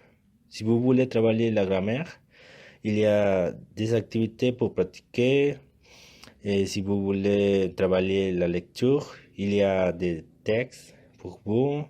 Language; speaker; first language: French; non-native, learner; Spanish